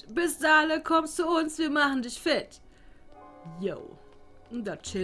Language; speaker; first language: German; native; German